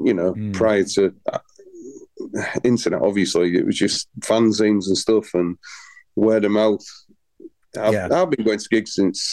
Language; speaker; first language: English; native; English